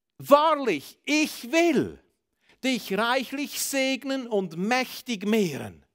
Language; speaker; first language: German; native; German